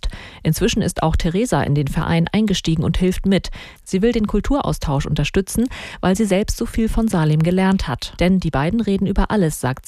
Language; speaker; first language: German; native; German